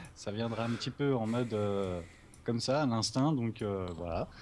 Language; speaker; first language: French; native; French